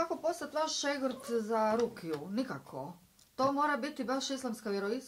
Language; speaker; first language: Croatian; native; Croatian